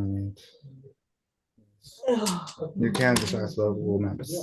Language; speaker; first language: English; non-native, learner; Chinese